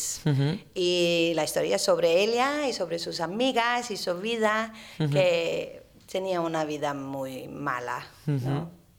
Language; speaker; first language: Spanish; non-native, fluent; English